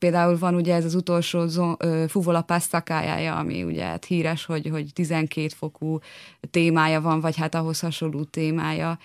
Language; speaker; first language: Hungarian; native; Hungarian